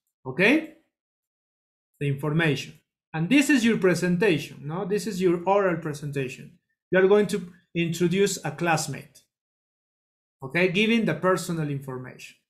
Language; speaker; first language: English; non-native, learner; Spanish